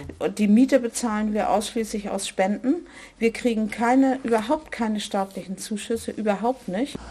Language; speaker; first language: German; native; German